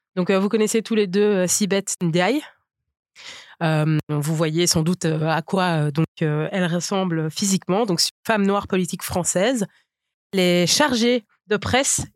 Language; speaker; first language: French; native; French